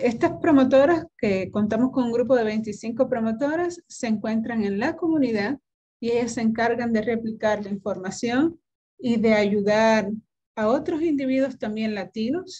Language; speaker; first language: Spanish; native; Spanish